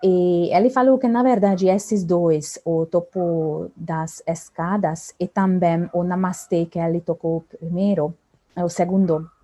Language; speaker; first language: Portuguese; non-native, fluent; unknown